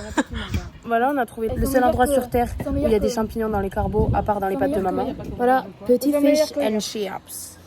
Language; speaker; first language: French; native; French